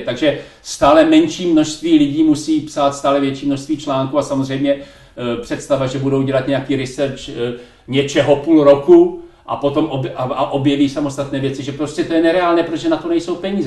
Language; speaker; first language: Czech; native; Czech